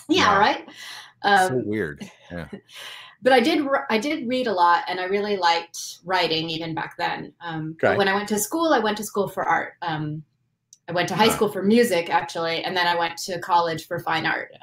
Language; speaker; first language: English; native; English